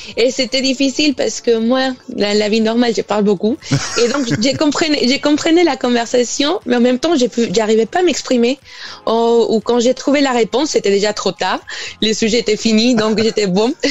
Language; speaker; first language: French; non-native, fluent; Spanish